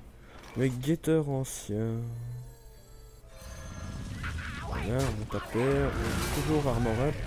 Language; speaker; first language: French; native; French